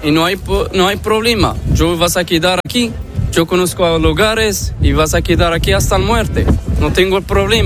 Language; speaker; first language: Spanish; non-native, learner; Arabic